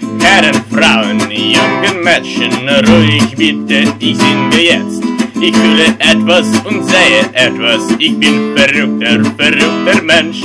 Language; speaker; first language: German; non-native, learner; Russian